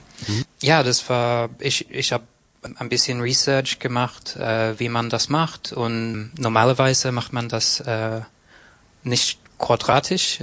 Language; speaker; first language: German; non-native, learner; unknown